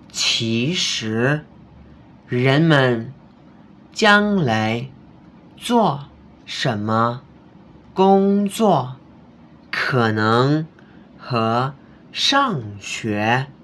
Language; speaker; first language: Chinese; non-native, fluent; Indonesian